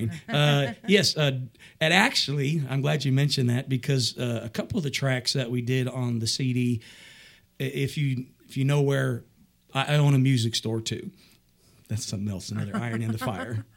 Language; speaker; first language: English; native; English